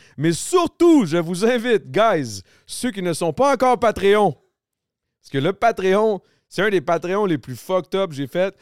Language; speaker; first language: French; native; French